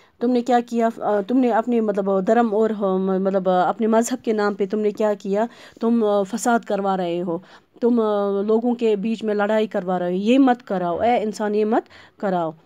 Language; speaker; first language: Urdu; non-native, local second language; Kashmiri